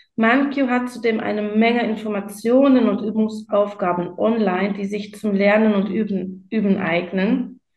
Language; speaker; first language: German; non-native, fluent; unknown